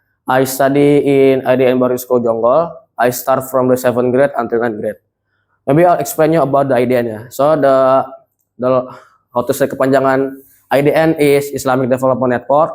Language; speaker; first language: English; non-native, learner; Indonesian